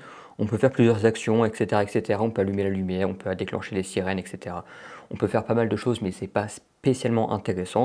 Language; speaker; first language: French; native; French